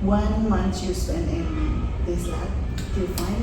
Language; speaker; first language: English; non-native, fluent; Indonesian